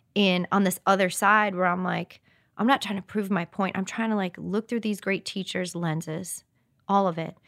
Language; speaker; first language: English; native; English